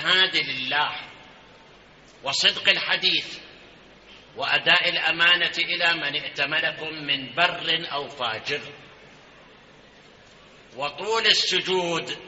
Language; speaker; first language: Arabic; native; Arabic